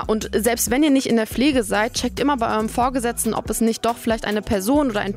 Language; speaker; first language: German; native; German